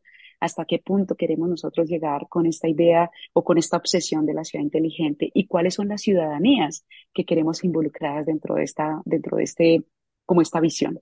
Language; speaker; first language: Spanish; native; Spanish